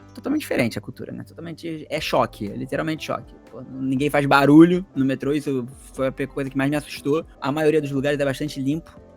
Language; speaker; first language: Portuguese; native; Portuguese